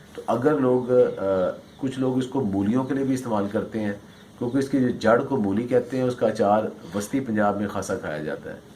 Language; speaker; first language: Urdu; non-native, local second language; Punjabi